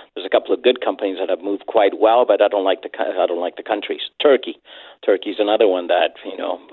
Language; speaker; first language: English; non-native, fluent; Spanish